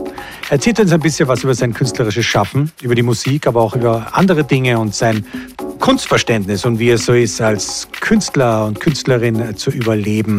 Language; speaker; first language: German; native; German